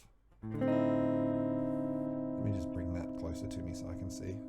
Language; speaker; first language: English; native; English